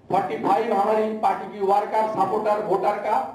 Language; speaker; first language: Hindi; non-native, local second language; Bangla